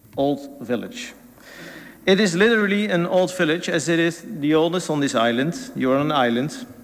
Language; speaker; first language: English; non-native, fluent; Dutch